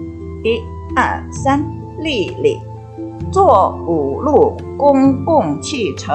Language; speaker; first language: Chinese; non-native, fluent; Indonesian